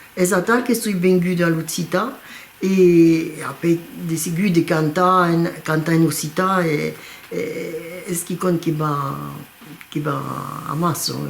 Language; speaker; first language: Occitan; non-native, local second language; French